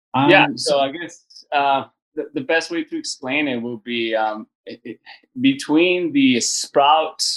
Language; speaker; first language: English; early bilingual, other home language; Spanish